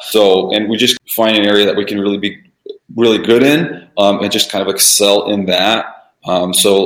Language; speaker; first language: English; early bilingual, other home language; Russian